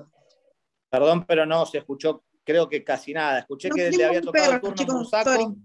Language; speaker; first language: Spanish; native; Spanish